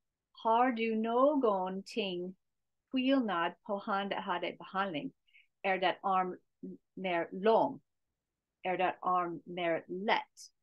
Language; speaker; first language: Swedish; non-native, learner; English